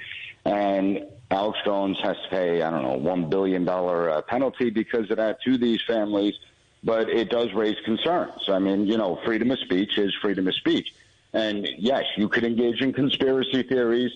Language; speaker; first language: English; native; English